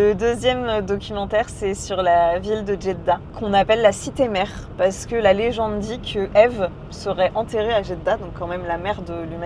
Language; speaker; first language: French; native; French